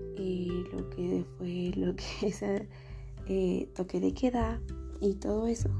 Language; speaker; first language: Spanish; non-native, local second language; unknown